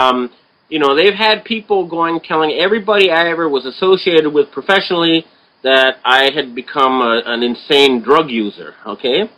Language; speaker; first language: English; native; English